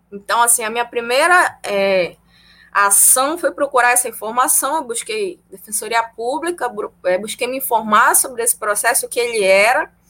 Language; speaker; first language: Portuguese; native; Portuguese